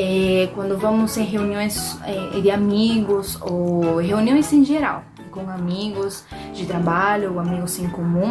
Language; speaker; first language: Portuguese; non-native, fluent; Spanish